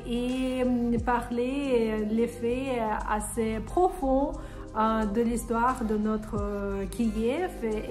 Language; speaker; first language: French; non-native, fluent; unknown